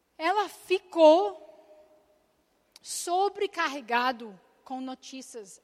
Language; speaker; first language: Portuguese; non-native, learner; English